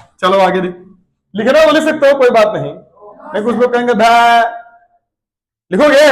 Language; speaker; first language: Hindi; native; Hindi